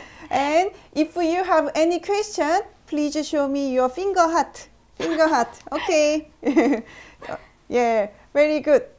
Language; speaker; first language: English; non-native, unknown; Korean